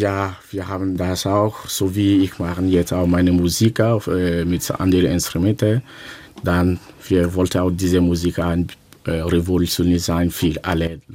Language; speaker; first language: German; non-native, learner; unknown